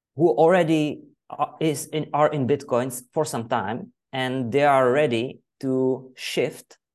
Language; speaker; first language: English; non-native, fluent; Czech